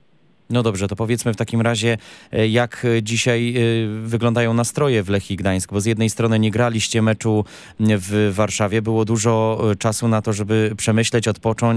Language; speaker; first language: Polish; native; Polish